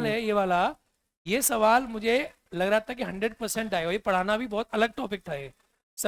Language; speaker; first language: Hindi; native; Hindi